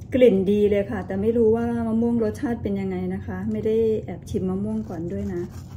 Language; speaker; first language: Thai; native; Thai